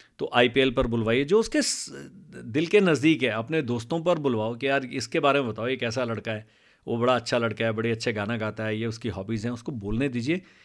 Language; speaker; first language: Hindi; non-native, local second language; Punjabi